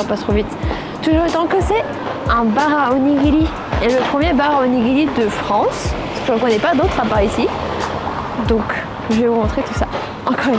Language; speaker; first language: French; native; French